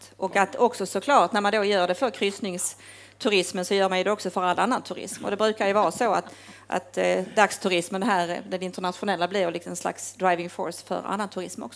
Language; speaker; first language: Swedish; native; Swedish